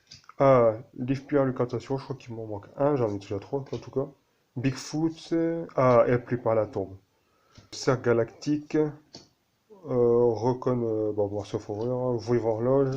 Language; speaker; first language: French; native; French